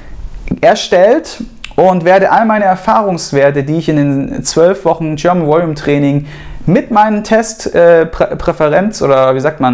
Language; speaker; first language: German; native; German